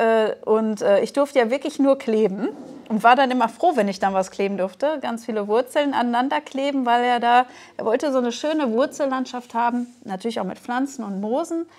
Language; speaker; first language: German; native; German